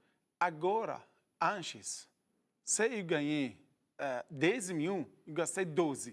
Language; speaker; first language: Portuguese; non-native, learner; Arabic